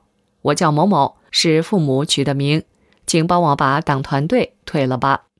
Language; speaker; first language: Chinese; native; Chinese